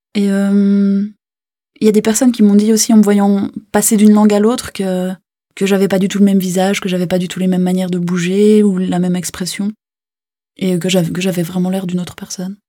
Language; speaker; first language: French; native; French